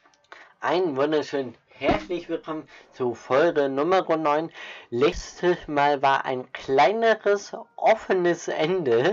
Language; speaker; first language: German; native; German